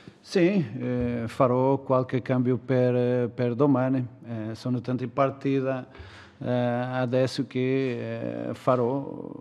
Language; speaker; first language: Italian; non-native, learner; Portuguese